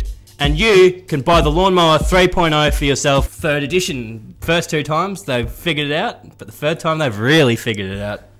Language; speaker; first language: English; native; English